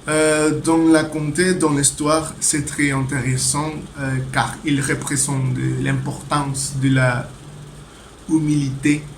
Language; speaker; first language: French; non-native, learner; Spanish